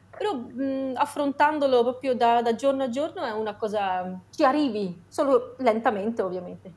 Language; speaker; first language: Italian; non-native, fluent; Dutch